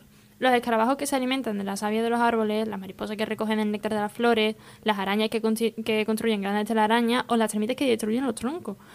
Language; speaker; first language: Spanish; native; Spanish